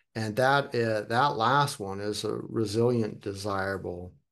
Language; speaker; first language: English; early bilingual, other home language; German